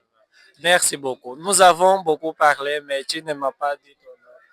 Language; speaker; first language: French; non-native, fluent; Portuguese